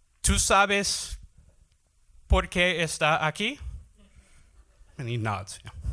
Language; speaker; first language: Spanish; non-native, learner; English